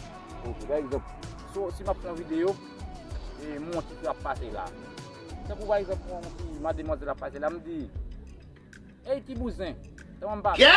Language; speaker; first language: French; non-native, learner; Haitian Creole